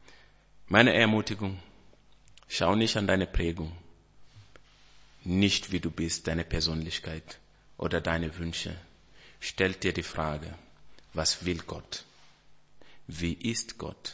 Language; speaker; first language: German; non-native, fluent; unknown